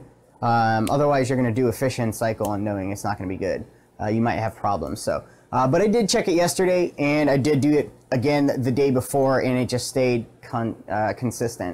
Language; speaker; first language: English; native; English